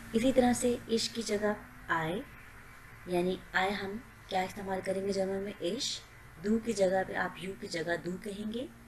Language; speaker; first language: Urdu; native; Urdu